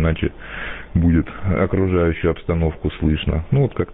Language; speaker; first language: Russian; native; Russian